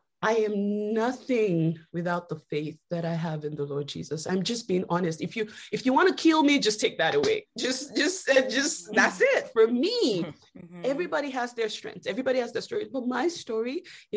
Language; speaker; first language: English; non-native, local second language; Yoruba